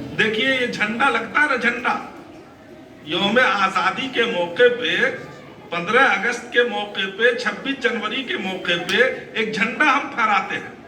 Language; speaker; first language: Urdu; native; Urdu